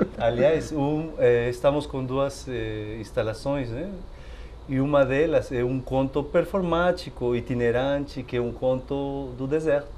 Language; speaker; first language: Portuguese; non-native, fluent; Spanish